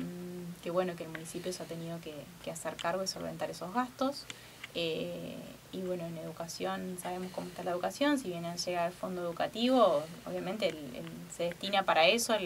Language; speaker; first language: Spanish; native; Spanish